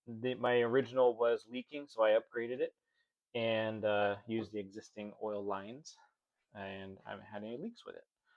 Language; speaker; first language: English; native; English